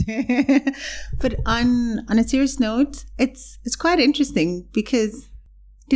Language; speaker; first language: English; non-native, local second language; Zulu